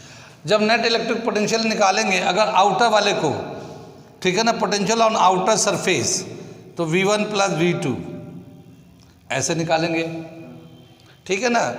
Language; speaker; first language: Hindi; native; Hindi